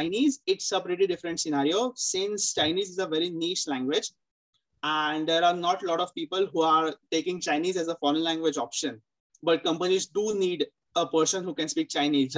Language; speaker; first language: English; non-native, local second language; Marathi